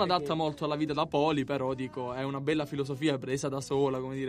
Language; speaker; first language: Italian; native; Italian